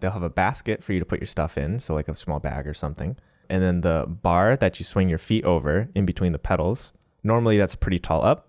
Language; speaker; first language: English; native; English